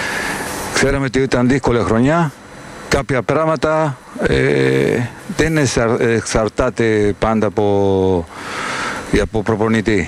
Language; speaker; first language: Greek; non-native, fluent; Spanish